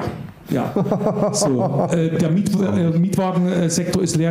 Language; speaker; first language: German; native; German